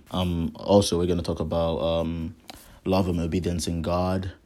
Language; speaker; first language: English; non-native, local second language; Igbo